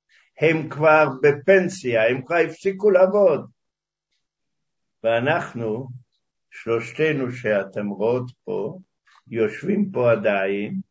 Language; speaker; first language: Hebrew; early bilingual, other home language; Hungarian